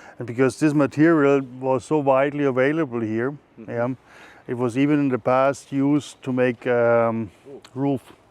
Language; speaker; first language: English; non-native, fluent; German